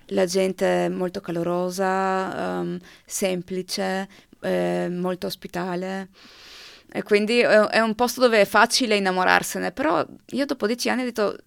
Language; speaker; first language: Italian; non-native, local second language; Slovenian